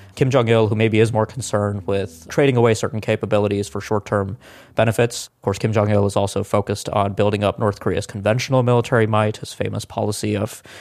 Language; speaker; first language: English; non-native, local second language; Hindi